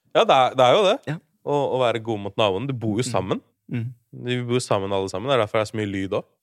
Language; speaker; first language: Norwegian; native; Norwegian